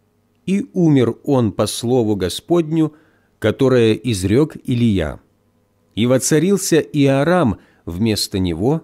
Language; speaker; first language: Russian; native; Russian